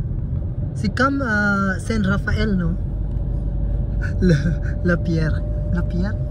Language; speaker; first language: French; non-native, learner; Filipino